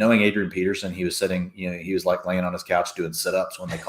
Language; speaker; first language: English; native; English